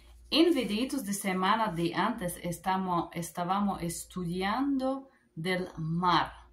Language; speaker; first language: Spanish; non-native, learner; Macedonian